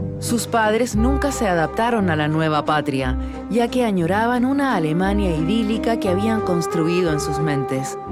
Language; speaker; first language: Spanish; native; Spanish